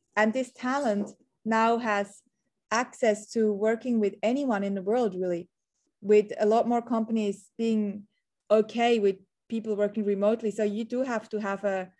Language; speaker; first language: English; non-native, fluent; Swiss German